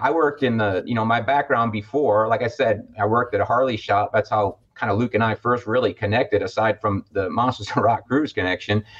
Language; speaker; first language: English; native; English